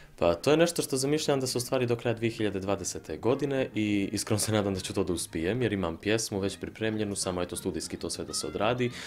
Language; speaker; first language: Serbian; native; Serbian